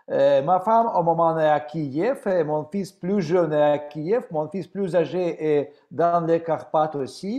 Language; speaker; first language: French; non-native, fluent; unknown